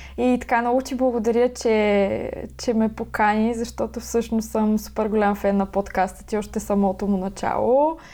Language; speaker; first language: Bulgarian; native; Bulgarian